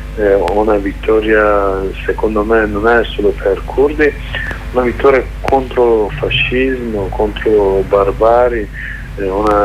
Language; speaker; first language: Italian; non-native, learner; Kurdish